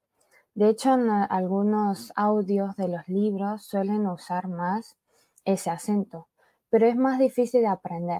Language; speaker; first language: Spanish; early bilingual, other home language; Chinese